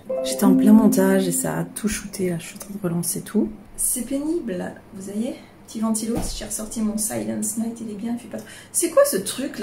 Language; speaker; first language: French; native; French